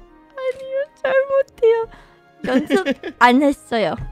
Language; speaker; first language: Korean; non-native, learner; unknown